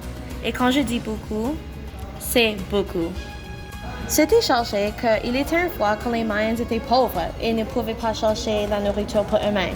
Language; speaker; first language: French; non-native, local second language; English